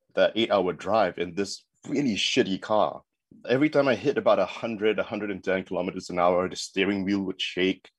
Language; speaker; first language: English; native; English